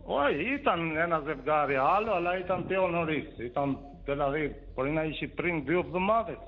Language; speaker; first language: Greek; non-native, learner; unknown